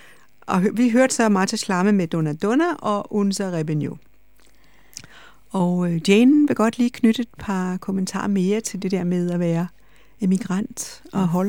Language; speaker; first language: Danish; native; Danish